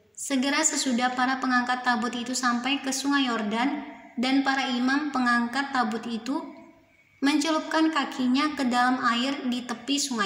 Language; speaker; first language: Indonesian; native; Indonesian